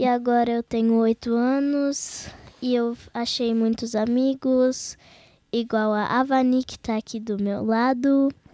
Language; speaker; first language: Portuguese; early bilingual, heritage; Portuguese